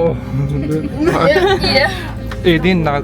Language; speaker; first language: Russian; non-native, learner; Hindi